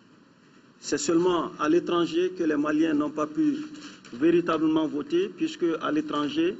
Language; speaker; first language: French; non-native, local second language; Bambara